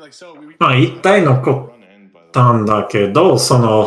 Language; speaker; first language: Japanese; non-native, learner; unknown